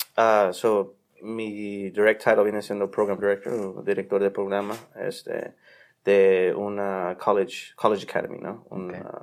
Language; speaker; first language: Spanish; early bilingual, heritage; Spanish